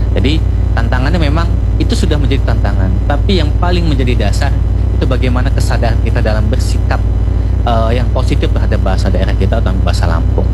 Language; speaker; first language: Indonesian; non-native, local second language; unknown